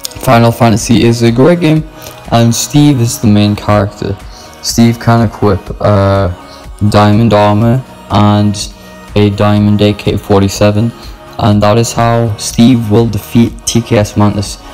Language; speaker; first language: English; native; English